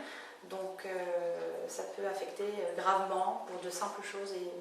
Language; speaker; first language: French; native; French